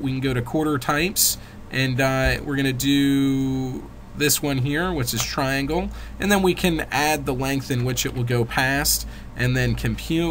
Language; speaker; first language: English; native; English